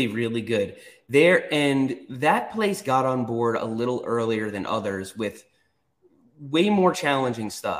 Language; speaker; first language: English; native; English